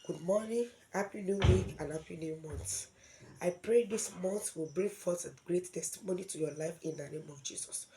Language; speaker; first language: English; non-native, local second language; Yoruba